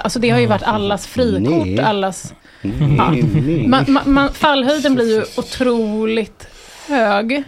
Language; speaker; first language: Swedish; native; Swedish